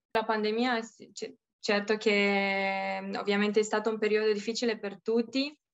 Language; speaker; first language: Italian; non-native, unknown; Romanian